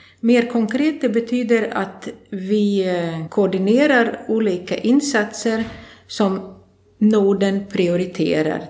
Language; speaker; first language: Swedish; non-native, fluent; Latvian